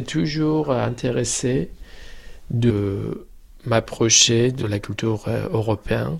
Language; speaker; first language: French; non-native, fluent; Persian